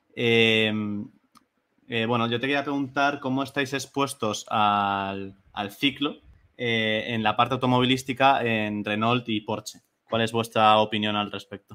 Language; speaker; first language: Spanish; native; Spanish